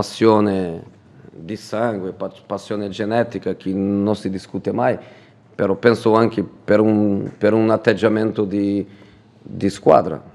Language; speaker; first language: Italian; non-native, fluent; Portuguese